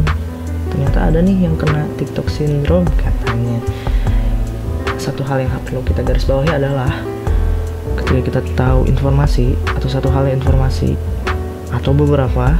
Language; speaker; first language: Indonesian; native; Indonesian